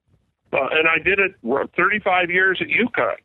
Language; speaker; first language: English; native; English